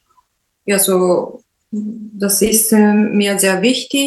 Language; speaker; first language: German; non-native, learner; Japanese